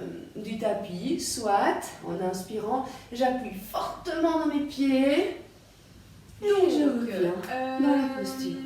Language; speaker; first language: French; native; French